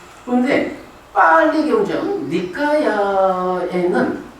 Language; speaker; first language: Korean; native; Korean